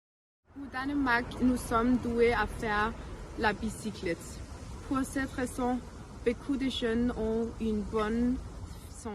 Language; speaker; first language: French; non-native, learner; Danish